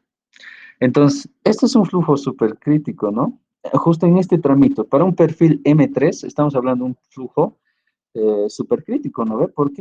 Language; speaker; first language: Spanish; native; Spanish